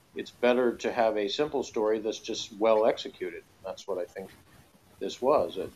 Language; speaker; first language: English; native; English